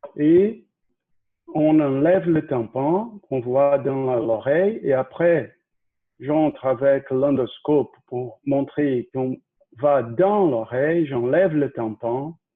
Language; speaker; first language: French; non-native, fluent; Portuguese